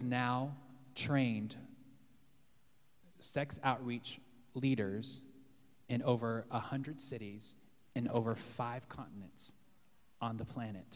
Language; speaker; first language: English; native; English